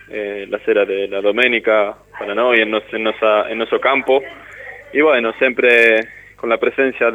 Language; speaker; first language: Italian; non-native, learner; Spanish